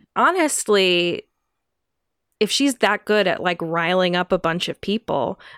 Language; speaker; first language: English; native; English